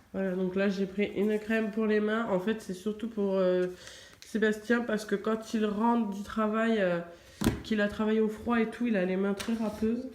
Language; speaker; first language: French; native; French